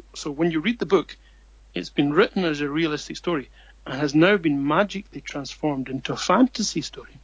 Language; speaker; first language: English; native; English